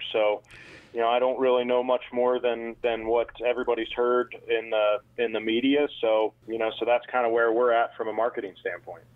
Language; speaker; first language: English; native; English